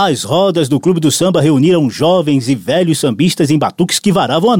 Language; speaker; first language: Portuguese; native; Portuguese